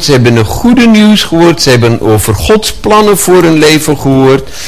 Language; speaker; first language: Dutch; non-native, fluent; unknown